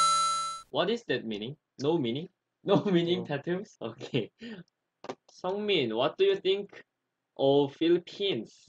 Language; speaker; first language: English; non-native, learner; Korean